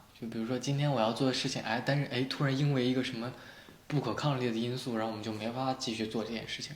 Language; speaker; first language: Chinese; native; Chinese